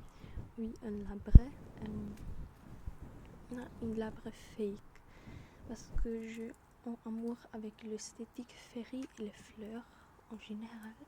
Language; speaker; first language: French; non-native, learner; German